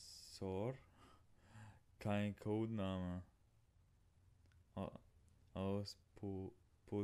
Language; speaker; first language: German; non-native, learner; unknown